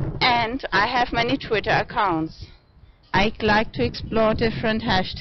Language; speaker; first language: English; non-native, fluent; German